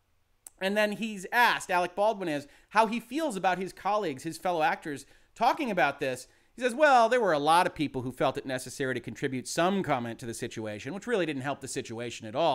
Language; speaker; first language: English; native; English